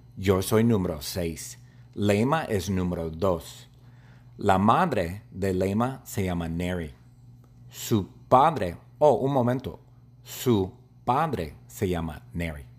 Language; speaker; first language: Spanish; non-native, fluent; English